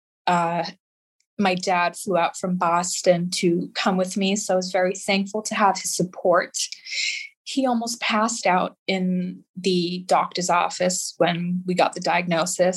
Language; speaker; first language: English; native; English